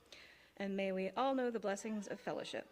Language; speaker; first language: English; native; English